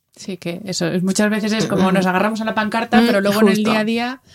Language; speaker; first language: Spanish; native; Spanish